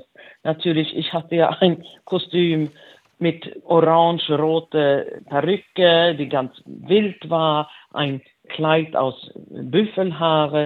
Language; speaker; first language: German; non-native, fluent; Swedish